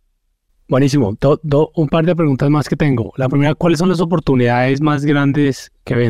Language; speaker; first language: Spanish; native; Spanish